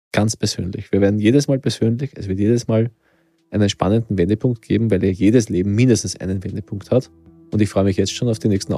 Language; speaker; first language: German; native; German